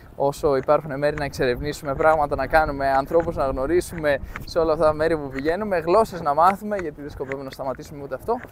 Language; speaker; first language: Greek; native; Greek